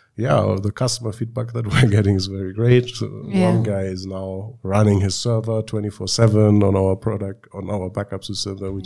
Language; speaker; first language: English; non-native, fluent; German